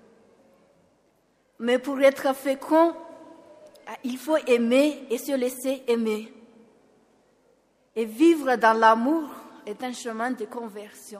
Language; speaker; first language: French; non-native, local second language; Malagasy